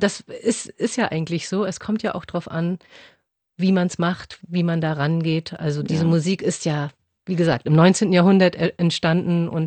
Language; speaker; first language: German; native; German